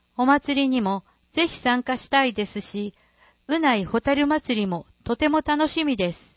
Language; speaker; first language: Japanese; native; Japanese